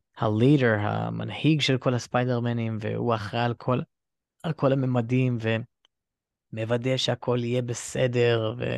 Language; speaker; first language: Hebrew; native; Hebrew